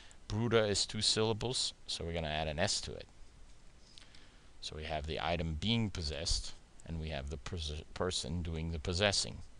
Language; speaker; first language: English; native; English